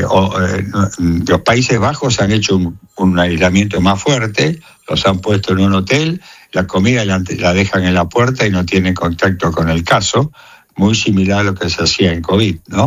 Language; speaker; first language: Spanish; native; Spanish